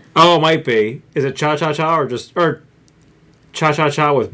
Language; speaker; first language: English; native; English